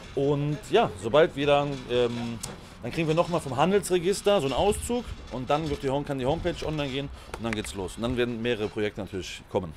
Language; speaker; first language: German; native; German